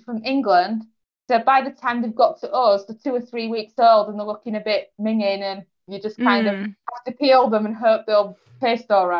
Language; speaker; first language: English; native; English